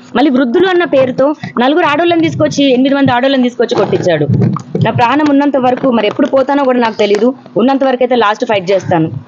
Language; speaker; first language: Telugu; native; Telugu